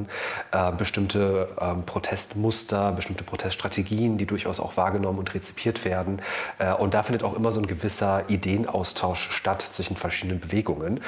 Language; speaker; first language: German; native; German